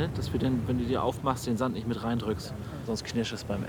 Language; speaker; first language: German; native; German